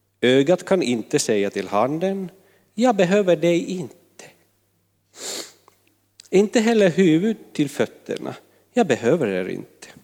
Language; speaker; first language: Swedish; non-native, fluent; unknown